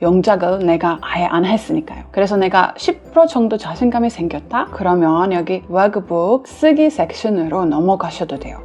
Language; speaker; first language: Korean; non-native, fluent; English